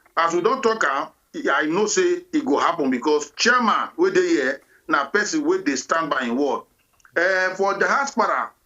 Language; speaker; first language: Nigerian Pidgin; non-native, local second language; Bini